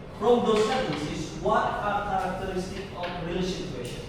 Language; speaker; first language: English; non-native, learner; Indonesian